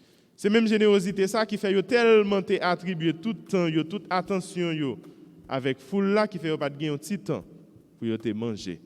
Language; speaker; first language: French; non-native, local second language; Haitian Creole